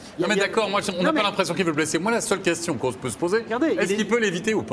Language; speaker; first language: French; native; French